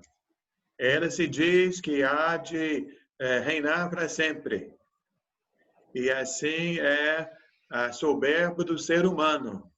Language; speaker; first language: Portuguese; native; Portuguese